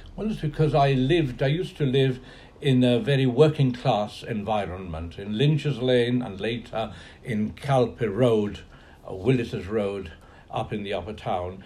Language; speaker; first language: English; non-native, local second language; Spanish